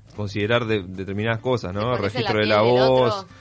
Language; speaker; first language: Spanish; native; Spanish